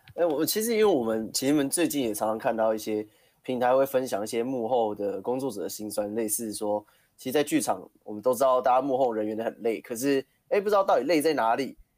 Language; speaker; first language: Chinese; native; Chinese